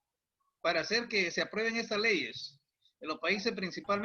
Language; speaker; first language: Spanish; native; Spanish